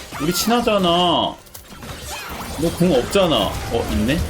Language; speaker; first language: Korean; native; Korean